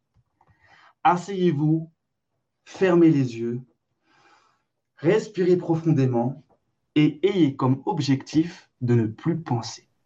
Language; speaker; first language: French; native; French